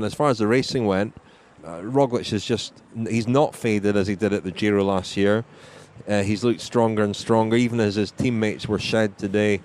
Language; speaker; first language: English; native; English